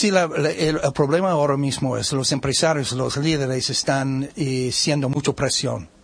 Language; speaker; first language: Spanish; non-native, learner; English